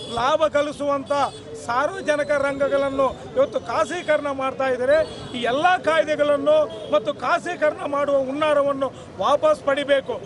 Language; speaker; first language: Kannada; native; Kannada